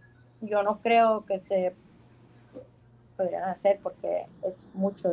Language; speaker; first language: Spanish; early bilingual, heritage; Spanish